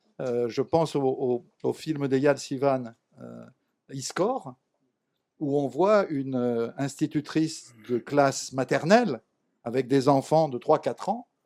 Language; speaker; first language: French; native; French